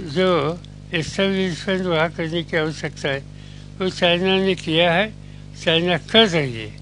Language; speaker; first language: Hindi; non-native, local second language; Marathi